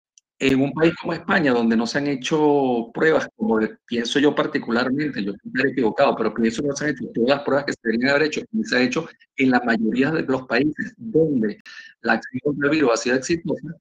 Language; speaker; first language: Spanish; native; Spanish